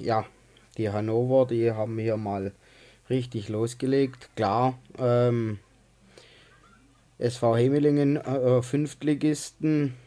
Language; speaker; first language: German; native; German